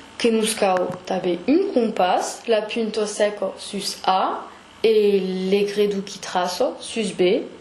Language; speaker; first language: Occitan; non-native, local second language; French